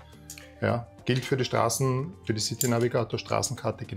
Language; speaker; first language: German; native; German